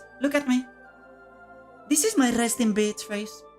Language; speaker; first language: English; non-native, fluent; Spanish